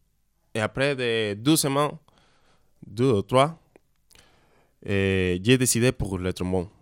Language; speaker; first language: French; non-native, learner; Spanish